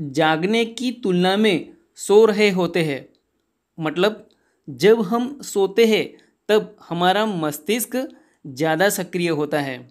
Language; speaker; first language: Hindi; non-native, local second language; Gujarati